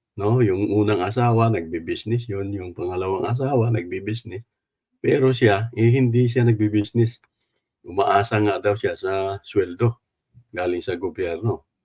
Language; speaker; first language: Filipino; non-native, local second language; Cebuano